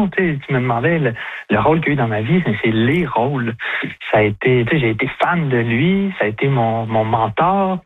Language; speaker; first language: French; native; French